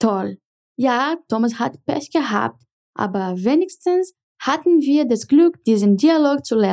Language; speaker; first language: German; non-native, fluent; Portuguese